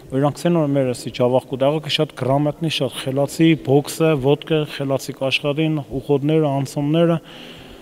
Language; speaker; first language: Armenian; native; Armenian